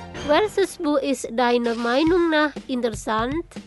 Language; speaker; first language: German; non-native, fluent; Indonesian